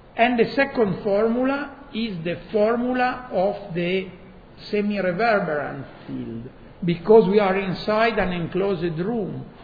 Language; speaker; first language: English; non-native, fluent; Italian